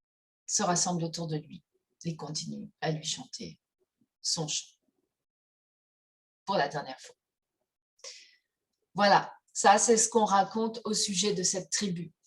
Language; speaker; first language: French; native; French